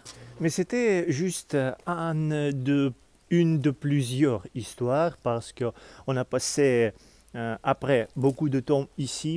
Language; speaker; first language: French; non-native, learner; Russian